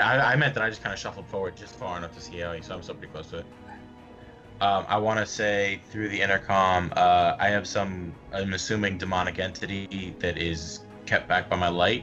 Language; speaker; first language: English; native; English